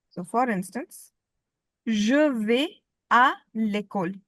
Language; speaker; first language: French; non-native, fluent; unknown